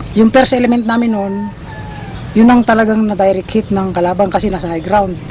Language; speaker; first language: Filipino; non-native, local second language; Iloko